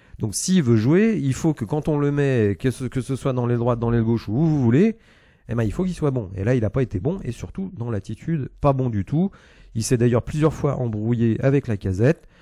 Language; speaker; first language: French; native; French